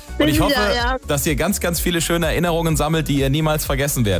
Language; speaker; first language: German; native; German